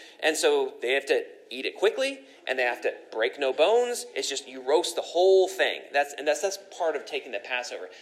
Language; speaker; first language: English; native; English